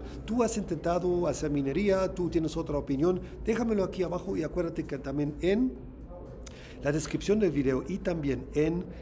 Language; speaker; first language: Spanish; non-native, fluent; German